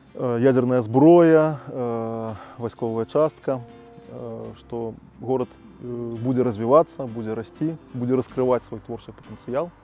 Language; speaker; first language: Belarusian; native; Belarusian